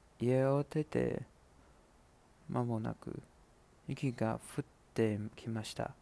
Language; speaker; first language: Japanese; non-native, learner; Chinese